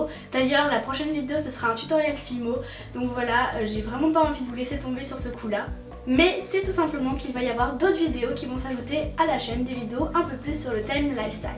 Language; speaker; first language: French; native; French